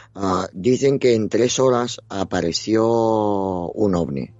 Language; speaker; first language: Spanish; non-native, fluent; Russian